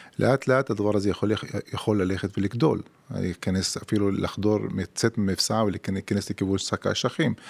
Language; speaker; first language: Hebrew; non-native, local second language; Arabic